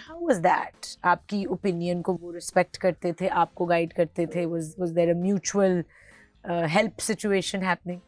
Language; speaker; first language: Urdu; native; Urdu